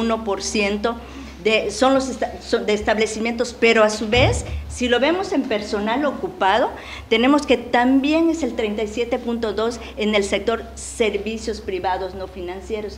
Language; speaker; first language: Spanish; native; Spanish